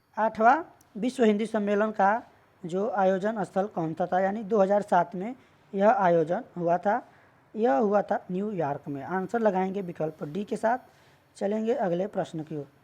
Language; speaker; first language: Hindi; native; Hindi